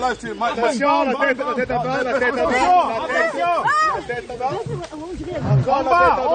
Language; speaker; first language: French; non-native, fluent; German